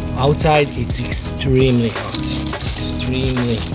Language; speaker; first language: English; non-native, fluent; Serbian